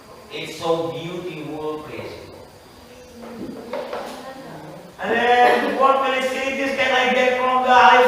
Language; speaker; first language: English; non-native, learner; Indonesian